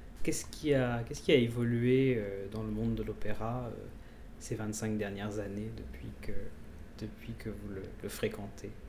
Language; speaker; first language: French; native; French